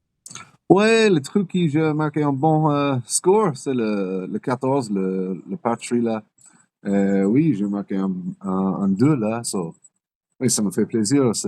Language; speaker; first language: French; non-native, learner; English